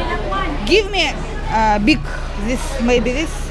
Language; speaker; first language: English; non-native, learner; Russian